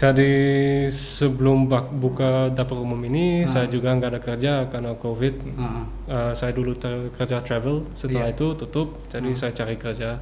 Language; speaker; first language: Indonesian; early bilingual, other home language; English